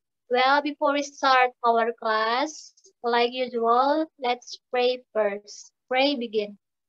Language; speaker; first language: English; non-native, learner; Indonesian